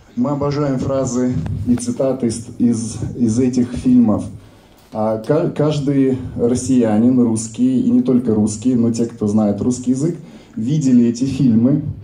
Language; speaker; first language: Russian; native; Russian